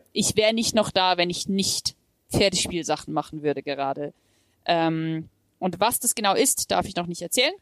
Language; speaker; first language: German; native; German